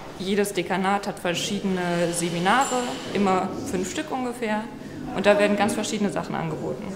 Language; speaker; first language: German; native; German